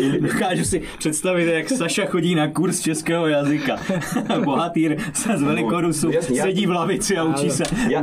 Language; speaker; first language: Czech; native; Czech